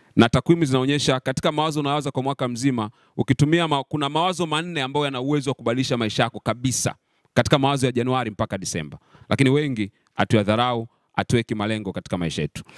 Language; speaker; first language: Swahili; native; Swahili